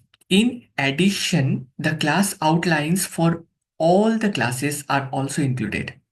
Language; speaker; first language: English; non-native, local second language; Bangla